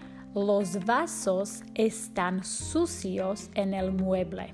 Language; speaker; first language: Spanish; non-native, fluent; Slovak